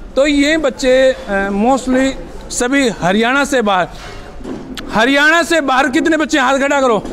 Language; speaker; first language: Hindi; native; Hindi